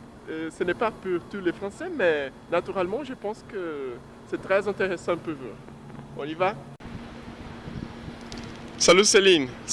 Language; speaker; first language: French; non-native, fluent; Portuguese